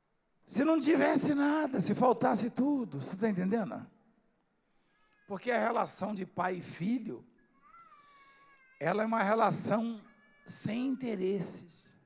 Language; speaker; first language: Portuguese; native; Portuguese